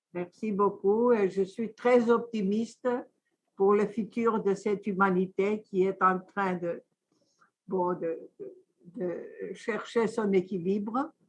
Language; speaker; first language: French; non-native, fluent; Greek